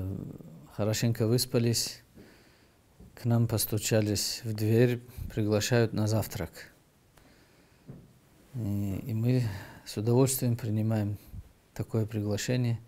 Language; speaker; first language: Russian; native; Russian